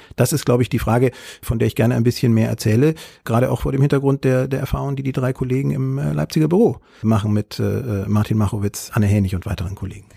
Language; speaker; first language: German; native; German